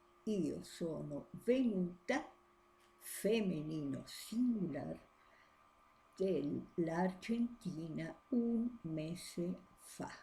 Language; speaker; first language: Italian; non-native, fluent; Spanish